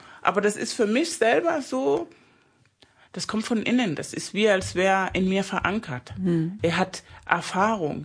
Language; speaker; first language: German; non-native, fluent; Spanish